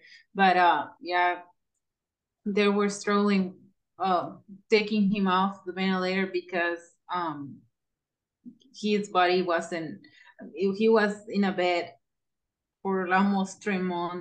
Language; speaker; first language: English; non-native, fluent; Spanish